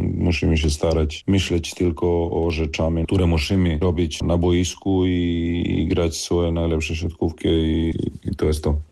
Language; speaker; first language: Polish; non-native, fluent; Serbian